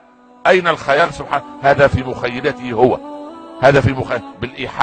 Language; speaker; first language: Arabic; native; Arabic